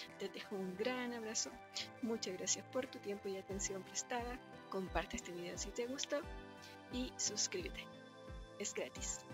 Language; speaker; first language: Spanish; native; Spanish